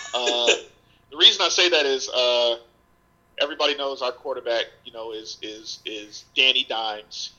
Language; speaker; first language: English; native; English